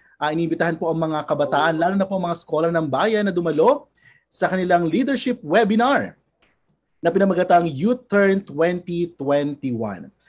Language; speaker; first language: Filipino; native; Filipino